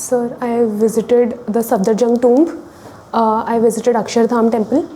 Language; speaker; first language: English; non-native, local second language; Hindi